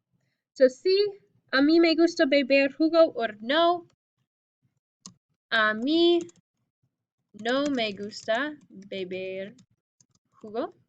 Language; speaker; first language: Spanish; non-native, fluent; English